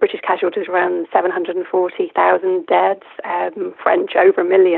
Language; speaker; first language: English; native; English